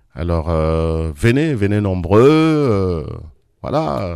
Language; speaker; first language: French; non-native, local second language; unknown